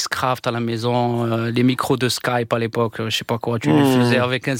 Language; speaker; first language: French; non-native, local second language; Arabic